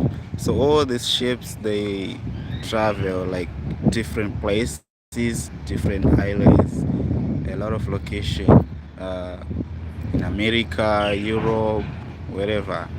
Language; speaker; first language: English; non-native, local second language; Shona